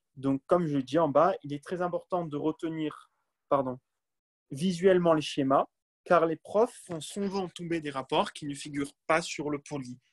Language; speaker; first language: French; native; French